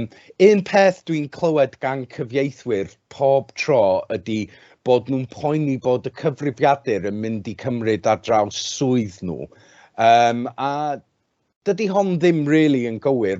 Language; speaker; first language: Welsh; non-native, local second language; English